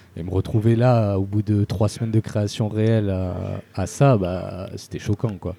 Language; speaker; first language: French; native; French